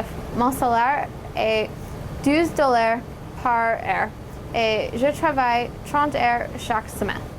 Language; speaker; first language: French; non-native, learner; English